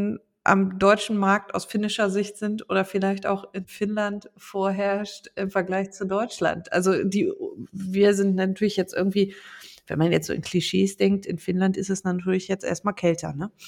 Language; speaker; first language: German; native; German